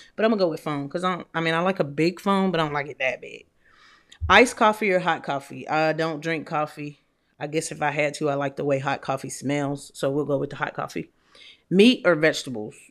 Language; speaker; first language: English; native; English